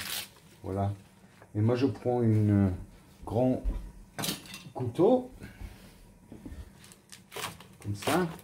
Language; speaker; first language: French; non-native, learner; German